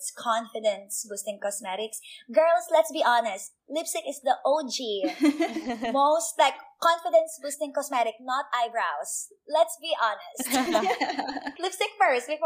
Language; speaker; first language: English; non-native, local second language; Filipino